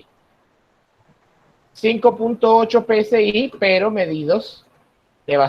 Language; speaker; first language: Spanish; native; Spanish